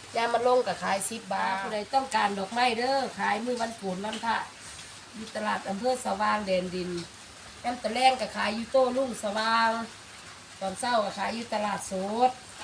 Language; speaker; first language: Thai; native; Thai